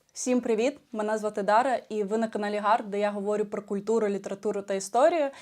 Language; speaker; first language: Ukrainian; non-native, local second language; Russian